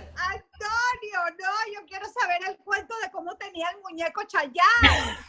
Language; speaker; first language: Spanish; native; Spanish